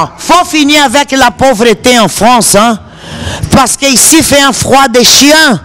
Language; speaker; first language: French; non-native, fluent; Portuguese